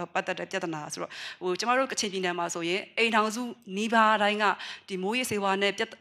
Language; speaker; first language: Burmese; non-native, local second language; Kachin